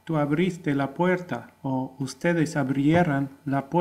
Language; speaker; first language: Spanish; non-native, fluent; English